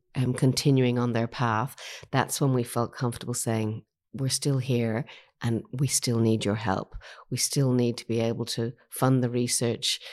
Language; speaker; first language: English; native; English